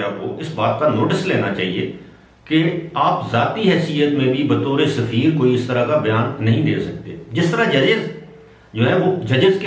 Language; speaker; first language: Urdu; native; Urdu